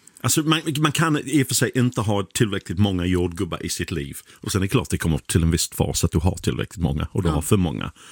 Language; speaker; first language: Swedish; non-native, fluent; English